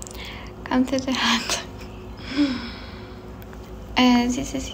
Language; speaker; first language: English; non-native, learner; Ukrainian